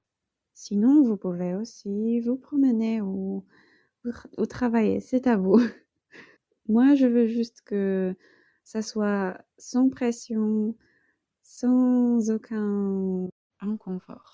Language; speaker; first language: French; non-native, fluent; Polish